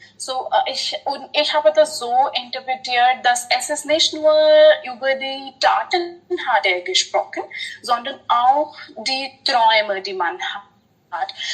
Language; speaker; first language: German; non-native, fluent; Hindi